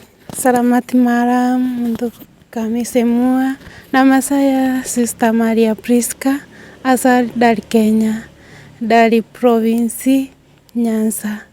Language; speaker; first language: Indonesian; non-native, learner; Swahili